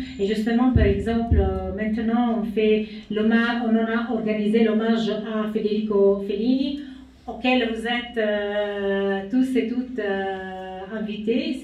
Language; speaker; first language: French; non-native, fluent; Italian